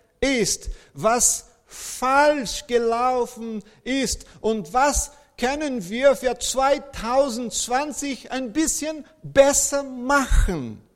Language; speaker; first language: German; non-native, fluent; Portuguese